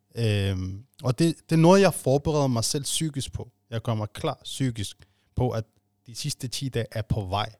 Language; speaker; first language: Danish; non-native, fluent; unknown